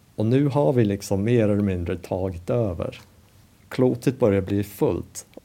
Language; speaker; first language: Swedish; non-native, fluent; English